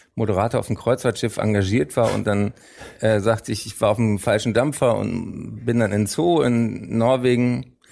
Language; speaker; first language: German; native; German